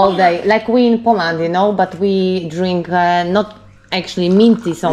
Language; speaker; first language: English; non-native, learner; Polish